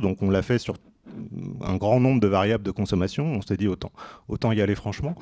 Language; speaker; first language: French; native; French